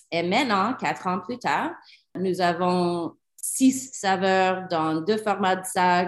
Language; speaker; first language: French; non-native, learner; English